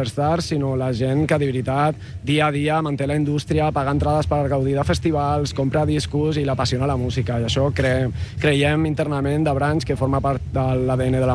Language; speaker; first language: Catalan; non-native, local second language; Spanish